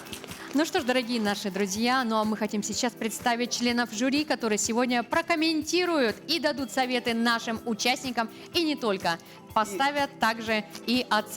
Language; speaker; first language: Russian; native; Russian